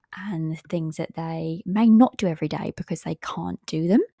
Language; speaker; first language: English; native; English